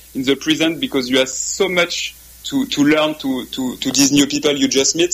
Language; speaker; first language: English; non-native, fluent; French